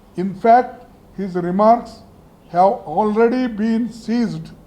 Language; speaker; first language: English; non-native, local second language; Kannada